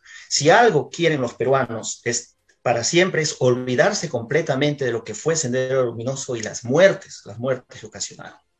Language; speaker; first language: Spanish; native; Spanish